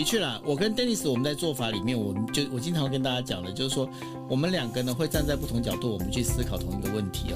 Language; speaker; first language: Chinese; native; Chinese